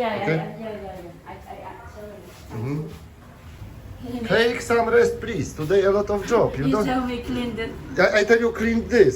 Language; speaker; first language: English; non-native, learner; Polish